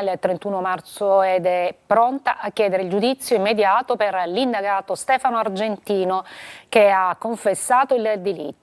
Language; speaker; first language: Italian; native; Italian